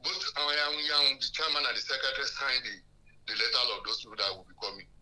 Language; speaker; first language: English; non-native, local second language; Yoruba